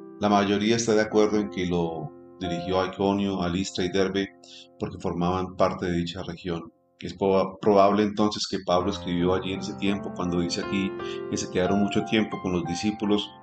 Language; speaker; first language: Spanish; native; Spanish